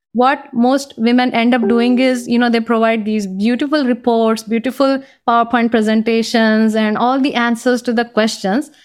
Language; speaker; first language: English; non-native, local second language; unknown